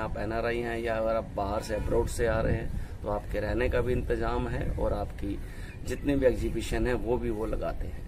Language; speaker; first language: Hindi; native; Hindi